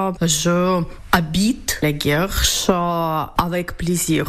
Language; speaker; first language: French; non-native, learner; Ukrainian